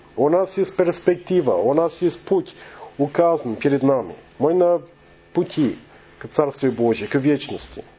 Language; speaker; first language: Russian; non-native, fluent; English